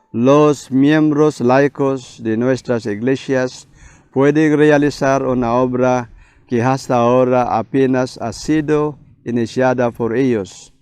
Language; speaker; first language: Spanish; non-native, fluent; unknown